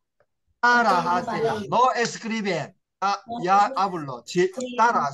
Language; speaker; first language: Spanish; non-native, learner; Korean